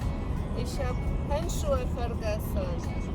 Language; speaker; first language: German; non-native, learner; Polish